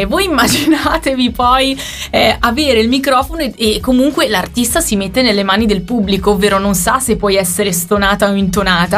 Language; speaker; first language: Italian; native; Italian